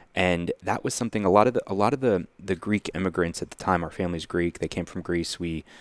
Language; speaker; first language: English; native; English